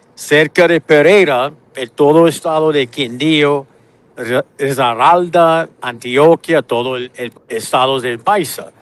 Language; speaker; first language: Spanish; non-native, learner; English